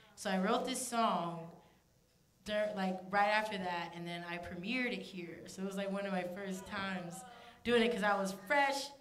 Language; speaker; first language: English; native; English